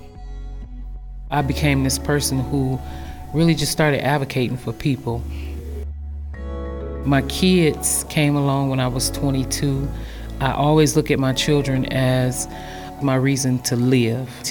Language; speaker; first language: English; native; English